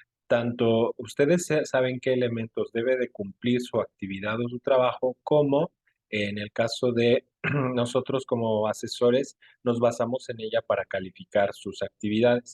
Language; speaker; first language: Spanish; native; Spanish